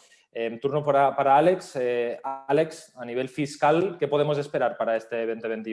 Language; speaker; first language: Spanish; native; Spanish